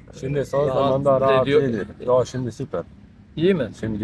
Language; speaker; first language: Turkish; non-native, learner; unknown